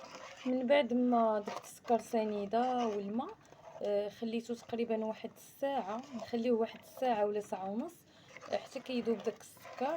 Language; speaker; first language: Arabic; native; Arabic